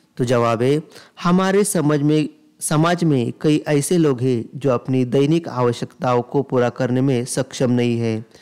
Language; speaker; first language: Hindi; non-native, local second language; Marathi